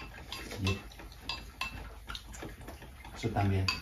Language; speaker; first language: Spanish; early bilingual, heritage; Spanish